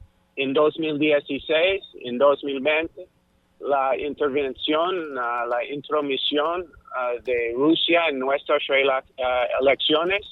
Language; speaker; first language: Spanish; non-native, fluent; English